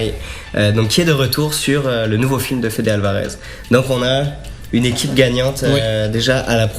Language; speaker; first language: French; native; French